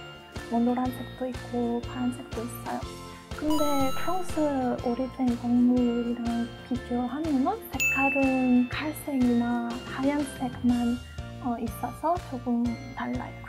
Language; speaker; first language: Korean; non-native, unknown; French